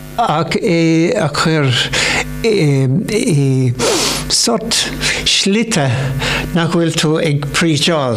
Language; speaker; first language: Irish; non-native, local second language; English